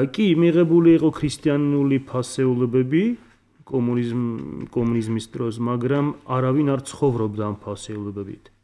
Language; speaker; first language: Georgian; non-native, local second language; Armenian